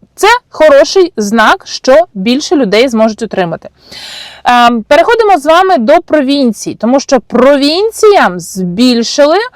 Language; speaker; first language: Ukrainian; non-native, local second language; Russian